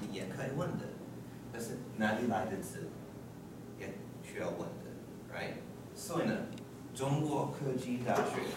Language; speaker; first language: Chinese; non-native, learner; English